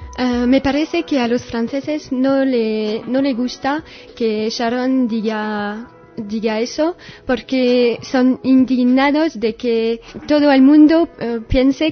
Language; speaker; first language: Spanish; non-native, learner; French